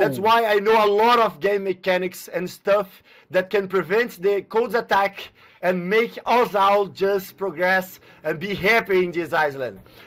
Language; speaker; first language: English; non-native, fluent; Portuguese